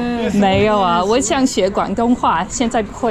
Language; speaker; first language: Chinese; non-native, fluent; English